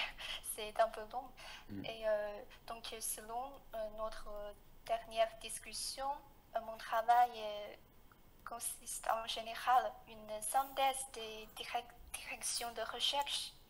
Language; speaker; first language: French; non-native, fluent; Chinese